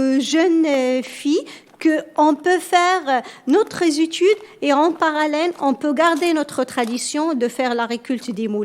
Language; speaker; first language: French; non-native, local second language; Berber languages